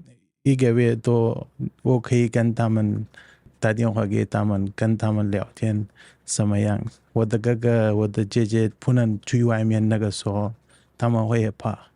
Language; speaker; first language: Chinese; non-native, learner; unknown